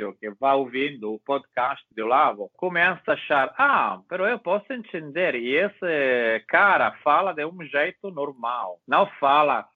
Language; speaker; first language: Portuguese; non-native, learner; Italian